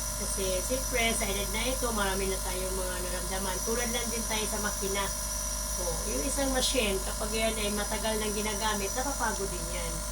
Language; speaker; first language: Filipino; native; Filipino